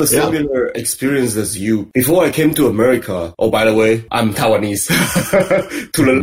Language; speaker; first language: English; non-native, fluent; Chinese